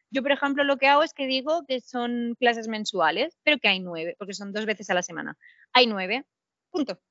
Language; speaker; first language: Spanish; native; Spanish